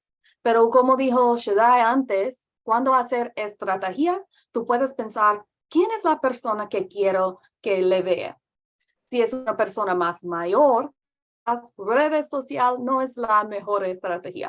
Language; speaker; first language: Spanish; non-native, learner; English